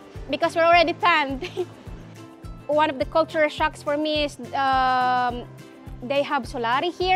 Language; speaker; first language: English; non-native, local second language; Filipino